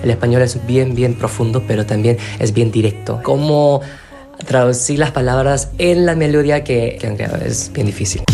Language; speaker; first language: Spanish; non-native, fluent; Korean